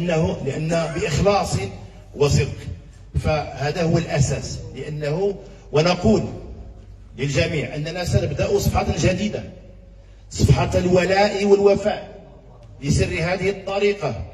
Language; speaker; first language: Arabic; native; Arabic